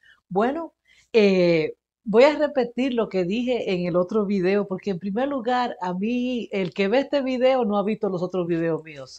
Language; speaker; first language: Spanish; early bilingual, heritage; Spanish